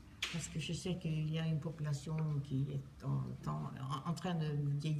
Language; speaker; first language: French; non-native, fluent; Swedish